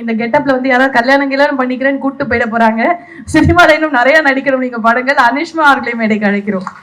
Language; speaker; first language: Tamil; native; Tamil